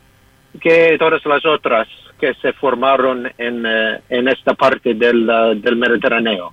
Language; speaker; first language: Spanish; non-native, fluent; English